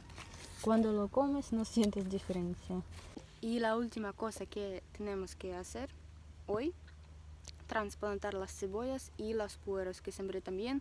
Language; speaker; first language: Spanish; non-native, learner; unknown